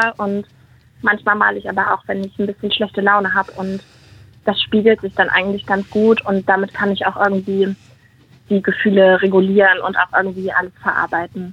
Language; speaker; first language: German; native; German